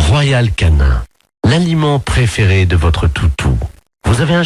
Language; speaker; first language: French; native; French